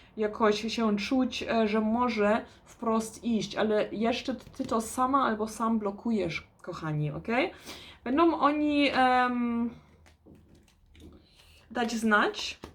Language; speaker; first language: Polish; early bilingual, heritage; Polish